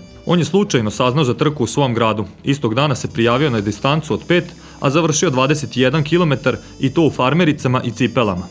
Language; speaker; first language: Serbian; native; Serbian